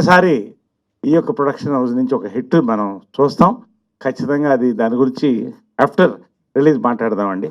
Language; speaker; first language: Telugu; native; Telugu